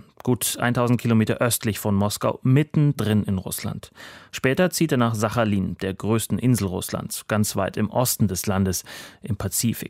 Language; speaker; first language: German; native; German